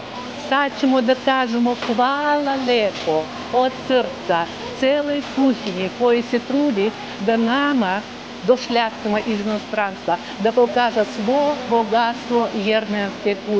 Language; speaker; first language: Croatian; non-native, fluent; Russian